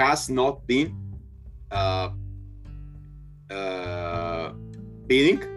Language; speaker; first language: English; non-native, learner; Spanish